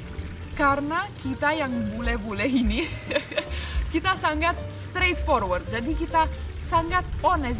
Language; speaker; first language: Indonesian; non-native, fluent; Romanian